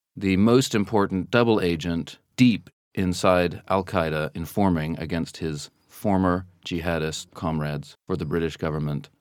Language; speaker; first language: English; native; English